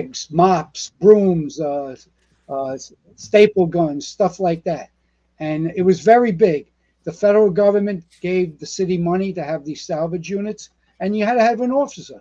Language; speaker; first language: English; native; English